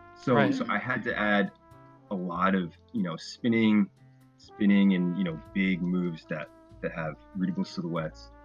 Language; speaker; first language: English; native; English